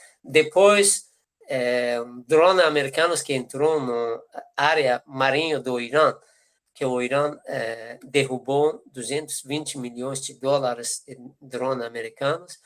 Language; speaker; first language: Portuguese; non-native, fluent; Persian